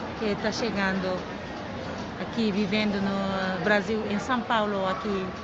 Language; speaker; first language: Portuguese; non-native, learner; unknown